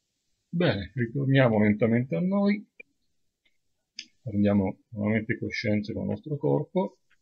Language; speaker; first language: Italian; native; Italian